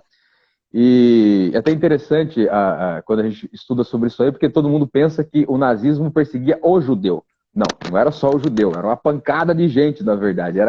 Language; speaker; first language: Portuguese; native; Portuguese